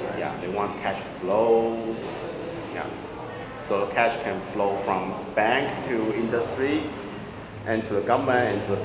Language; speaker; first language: English; non-native, learner; Chinese